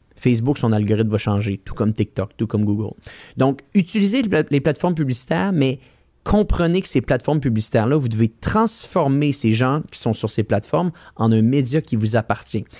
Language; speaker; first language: French; native; French